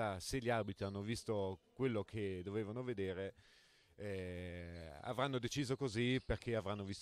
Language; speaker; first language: Italian; native; Italian